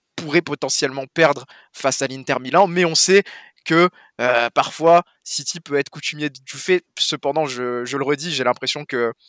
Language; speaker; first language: French; native; French